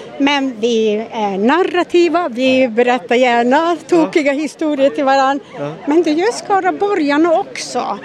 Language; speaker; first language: Swedish; native; Swedish